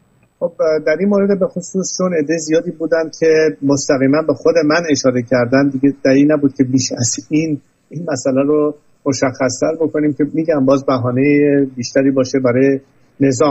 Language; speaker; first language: Persian; native; Persian